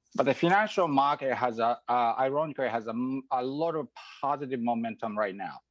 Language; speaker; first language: English; non-native, fluent; Croatian